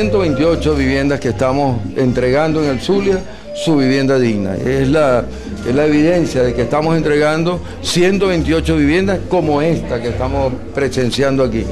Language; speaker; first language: Spanish; native; Spanish